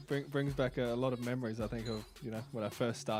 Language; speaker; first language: English; native; English